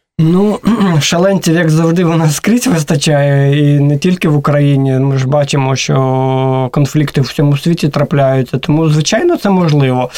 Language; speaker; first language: Ukrainian; native; Ukrainian